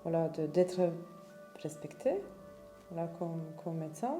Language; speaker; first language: French; non-native, fluent; Romanian